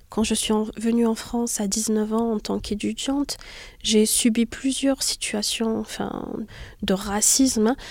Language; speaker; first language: French; non-native, local second language; Arabic